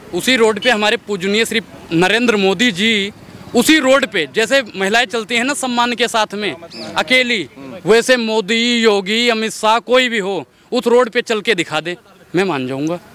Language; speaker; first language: Hindi; native; Hindi